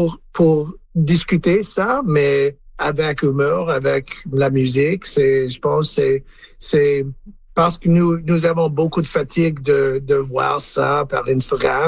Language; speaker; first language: French; non-native, learner; English